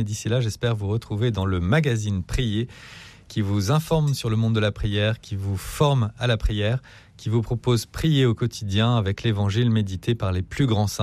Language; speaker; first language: French; native; French